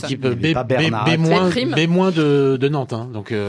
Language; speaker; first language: French; native; French